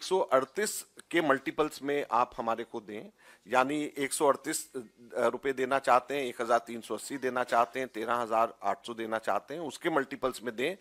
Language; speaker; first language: Hindi; native; Hindi